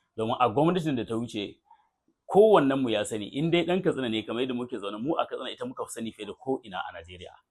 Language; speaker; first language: Hausa; native; Hausa